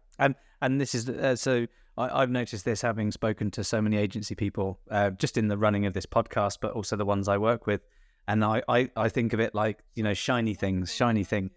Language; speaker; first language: English; native; English